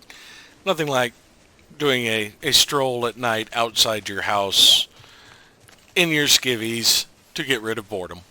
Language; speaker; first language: English; native; English